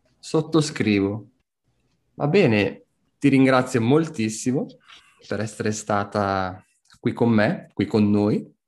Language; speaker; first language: Italian; native; Italian